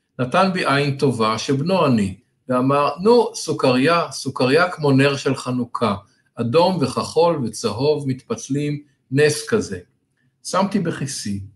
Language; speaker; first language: Hebrew; native; Hebrew